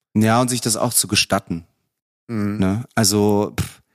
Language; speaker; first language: German; native; German